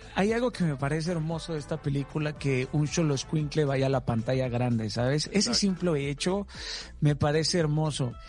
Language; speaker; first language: Spanish; native; Spanish